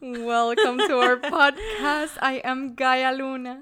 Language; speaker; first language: English; non-native, fluent; Spanish